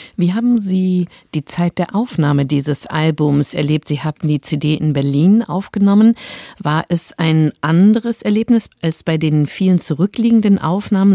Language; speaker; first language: German; native; German